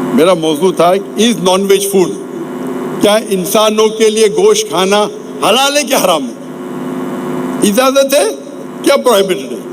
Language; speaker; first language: Urdu; non-native, local second language; Konkani